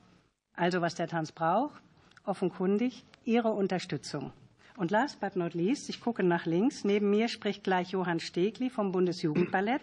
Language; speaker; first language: German; native; German